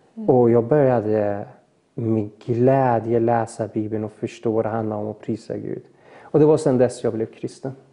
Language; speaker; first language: Swedish; early bilingual, other home language; Persian